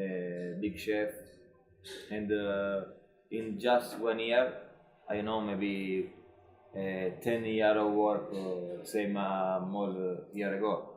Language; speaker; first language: English; non-native, learner; Italian